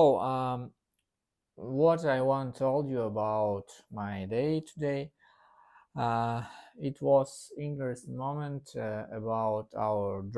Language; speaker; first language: English; non-native, learner; Russian